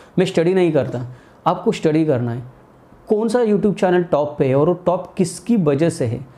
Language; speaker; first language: Hindi; non-native, local second language; Marathi